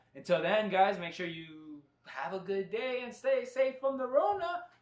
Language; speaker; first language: English; early bilingual, other home language; Spanish